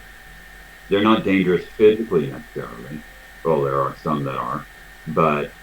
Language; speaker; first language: English; native; English